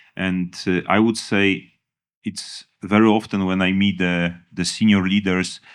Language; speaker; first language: English; non-native, fluent; Polish